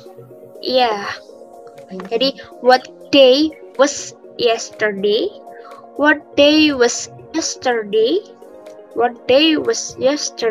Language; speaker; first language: English; non-native, learner; Indonesian